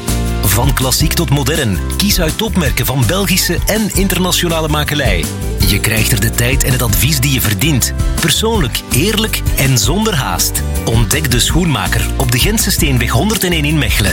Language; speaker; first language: Dutch; native; Dutch